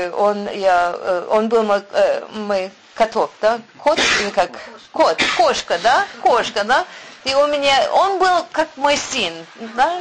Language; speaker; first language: Russian; non-native, learner; English